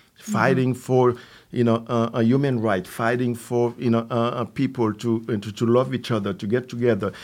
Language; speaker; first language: English; non-native, fluent; Haitian Creole